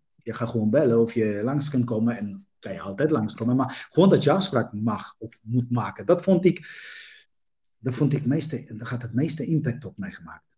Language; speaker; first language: Dutch; non-native, fluent; Polish